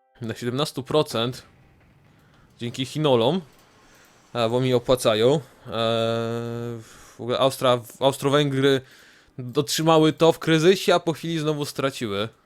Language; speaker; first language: Polish; native; Polish